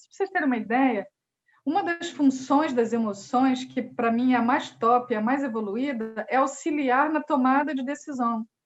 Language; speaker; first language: Portuguese; native; Portuguese